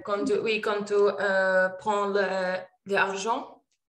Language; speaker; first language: French; non-native, learner; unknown